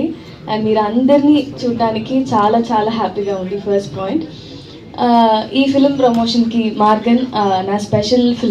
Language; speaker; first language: Telugu; non-native, learner; Tamil